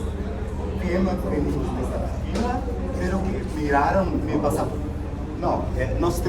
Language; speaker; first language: Spanish; non-native, learner; Portuguese